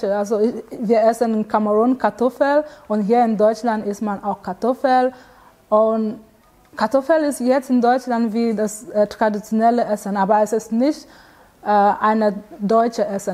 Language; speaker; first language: German; non-native, fluent; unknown